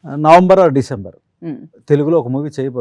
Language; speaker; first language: Telugu; native; Telugu